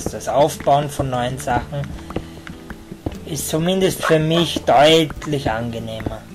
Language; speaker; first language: German; native; German